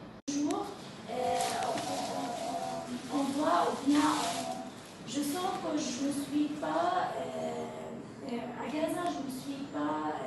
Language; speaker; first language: French; non-native, fluent; Arabic